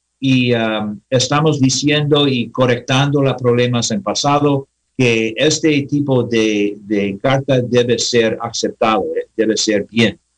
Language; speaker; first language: Spanish; non-native, learner; English